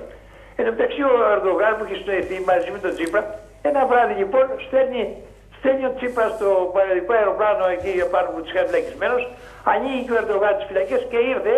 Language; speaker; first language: Greek; native; Greek